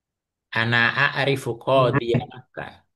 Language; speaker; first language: Arabic; non-native, fluent; Indonesian